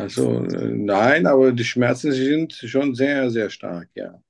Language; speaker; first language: German; non-native, fluent; Turkish